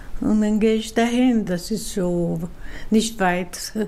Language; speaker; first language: German; non-native, fluent; Dutch